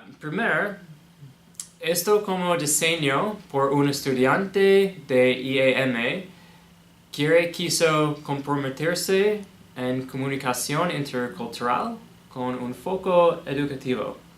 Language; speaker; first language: Spanish; non-native, learner; English